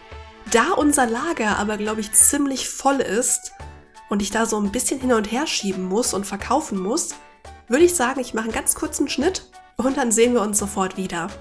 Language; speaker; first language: German; native; German